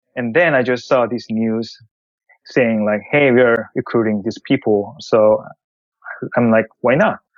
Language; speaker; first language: English; non-native, fluent; Korean